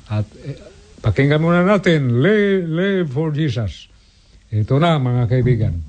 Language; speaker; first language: Filipino; non-native, local second language; Cebuano